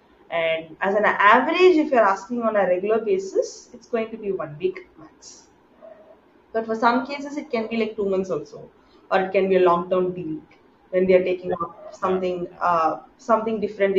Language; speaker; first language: English; non-native, local second language; Tamil